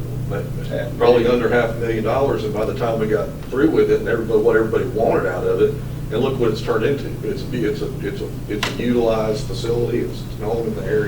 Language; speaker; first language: English; native; English